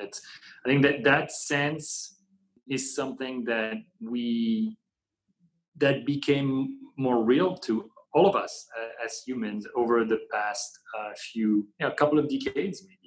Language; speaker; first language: English; non-native, fluent; French